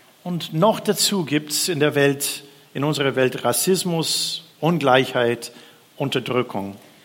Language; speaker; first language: German; non-native, fluent; English